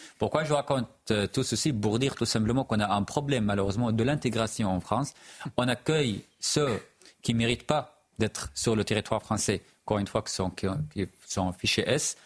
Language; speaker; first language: French; non-native, fluent; Arabic